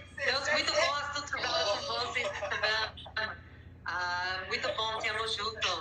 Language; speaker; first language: Portuguese; non-native, learner; English